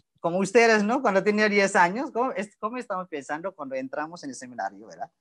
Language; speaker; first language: Spanish; non-native, learner; Indonesian